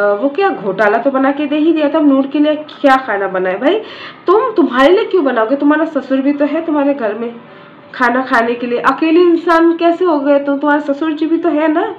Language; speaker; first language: Hindi; native; Hindi